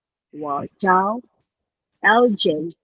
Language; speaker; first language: Chinese; non-native, learner; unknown